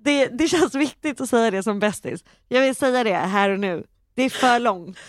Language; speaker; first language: Swedish; native; Swedish